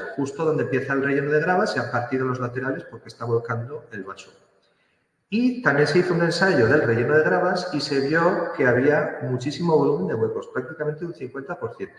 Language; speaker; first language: Spanish; native; Spanish